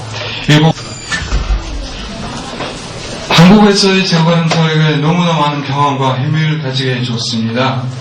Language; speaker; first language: Korean; non-native, fluent; Mongolian